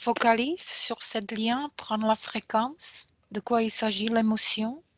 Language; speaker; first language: French; non-native, fluent; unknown